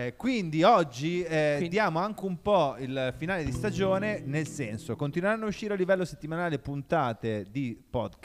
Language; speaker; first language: Italian; native; Italian